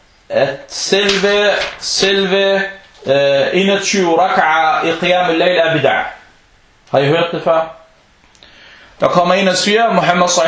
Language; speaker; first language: Danish; non-native, fluent; Arabic